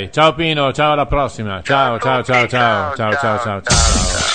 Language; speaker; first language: Italian; native; Italian